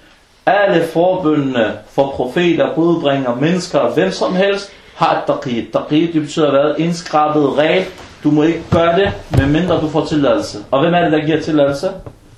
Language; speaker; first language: Danish; early bilingual, other home language; Arabic